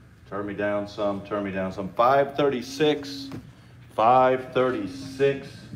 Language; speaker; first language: English; native; English